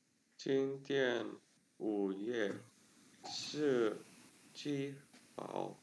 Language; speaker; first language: Chinese; non-native, learner; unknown